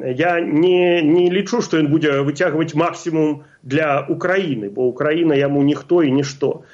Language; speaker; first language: Belarusian; non-native, local second language; Russian